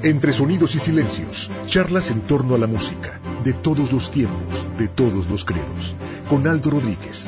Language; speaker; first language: Spanish; native; Spanish